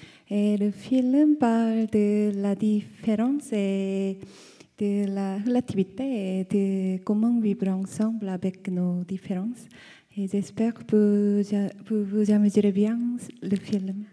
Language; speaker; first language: French; non-native, learner; Korean